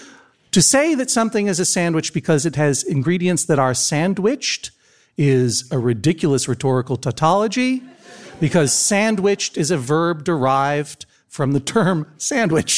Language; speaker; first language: English; native; English